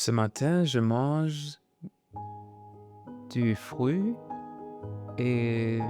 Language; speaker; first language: French; non-native, learner; Haitian Creole